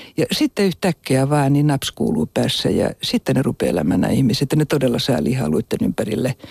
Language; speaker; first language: Finnish; native; Finnish